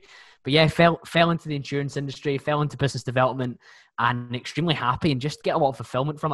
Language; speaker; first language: English; native; English